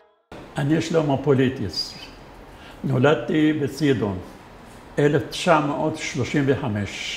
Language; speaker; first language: Hebrew; non-native, fluent; Arabic